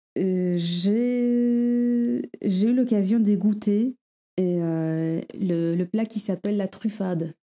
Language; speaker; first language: French; non-native, fluent; Polish